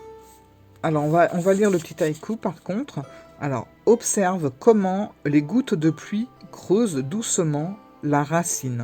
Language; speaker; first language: French; native; French